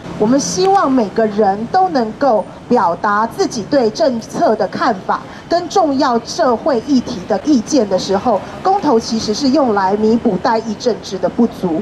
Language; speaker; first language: Chinese; native; Chinese